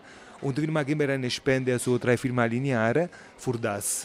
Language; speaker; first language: German; non-native, learner; Italian